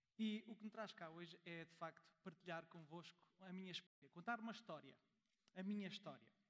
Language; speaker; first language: Portuguese; early bilingual, heritage; German